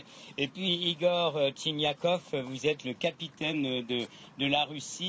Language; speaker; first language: French; native; French